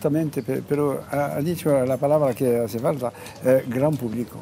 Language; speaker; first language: Spanish; non-native, fluent; French